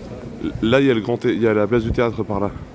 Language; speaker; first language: French; native; French